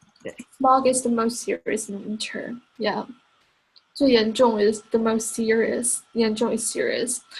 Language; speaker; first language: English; non-native, fluent; Chinese